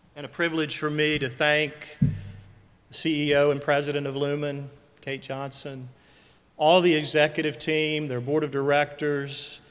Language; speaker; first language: English; native; English